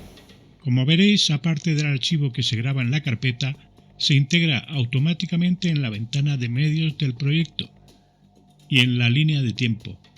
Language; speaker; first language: Spanish; native; Spanish